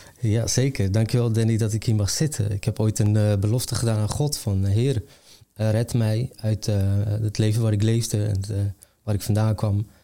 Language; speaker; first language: Dutch; early bilingual, other home language; Armenian